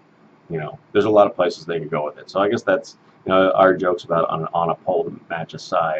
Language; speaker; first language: English; native; English